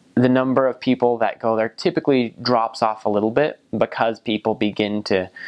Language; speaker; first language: English; native; English